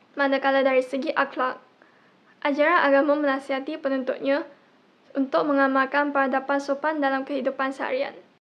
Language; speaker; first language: Malay; non-native, local second language; Chinese